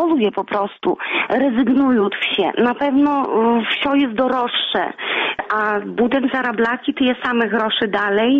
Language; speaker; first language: Polish; non-native, local second language; Belarusian